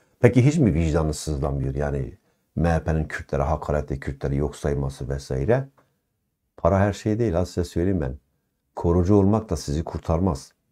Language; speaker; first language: Turkish; non-native, local second language; Kurdish